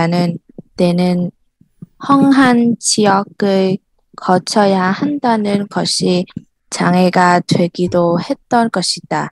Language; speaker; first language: Korean; non-native, learner; Vietnamese